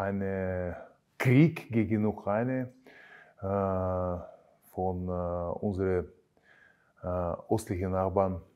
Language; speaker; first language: German; non-native, fluent; Russian